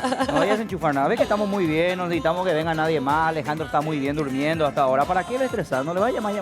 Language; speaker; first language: Spanish; native; Spanish